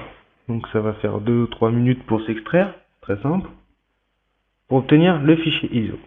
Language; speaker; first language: French; native; French